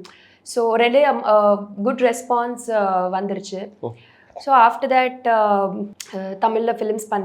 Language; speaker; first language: Tamil; non-native, learner; Telugu